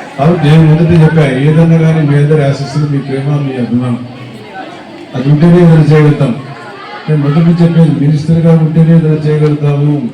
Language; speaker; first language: Telugu; non-native, local second language; Urdu